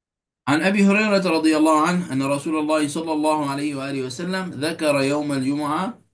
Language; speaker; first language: Arabic; non-native, fluent; Malay